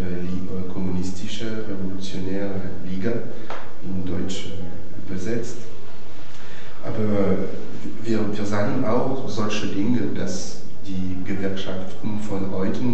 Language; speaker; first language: German; non-native, fluent; French